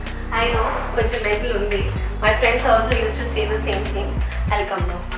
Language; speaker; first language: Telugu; non-native, learner; Malayalam